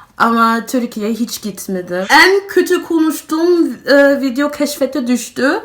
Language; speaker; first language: Turkish; non-native, learner; German